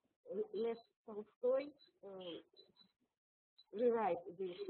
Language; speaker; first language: English; non-native, learner; Russian